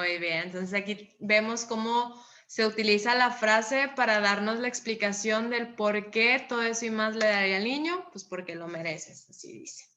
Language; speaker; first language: Spanish; native; Spanish